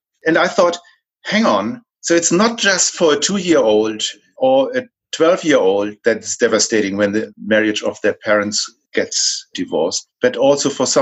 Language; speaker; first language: English; non-native, fluent; German